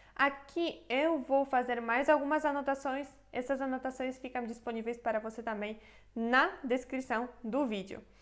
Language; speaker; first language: Portuguese; non-native, fluent; Polish